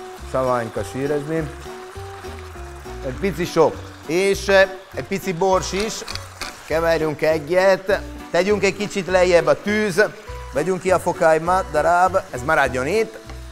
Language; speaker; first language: Hungarian; non-native, fluent; Italian